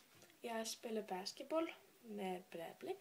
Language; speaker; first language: Danish; non-native, learner; Icelandic